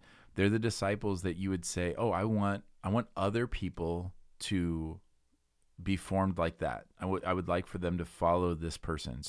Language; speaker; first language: English; native; English